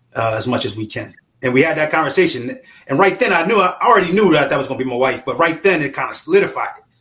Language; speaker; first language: English; native; English